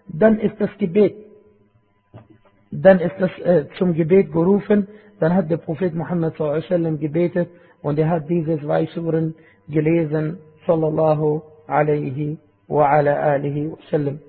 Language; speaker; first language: German; non-native, fluent; Arabic